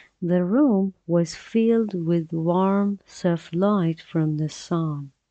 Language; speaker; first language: English; non-native, fluent; Persian